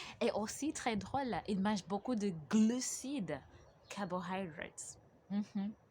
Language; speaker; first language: French; non-native, fluent; Ganda